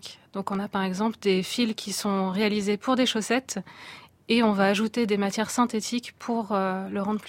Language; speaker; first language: French; native; French